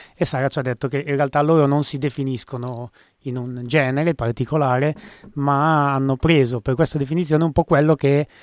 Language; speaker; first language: Italian; native; Italian